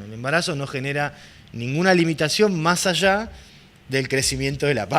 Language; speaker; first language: Spanish; native; Spanish